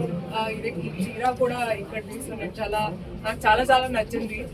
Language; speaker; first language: Telugu; non-native, fluent; Hindi